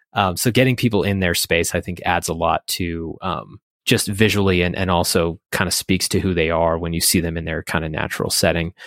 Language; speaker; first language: English; native; English